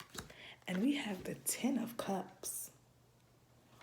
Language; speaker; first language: English; native; English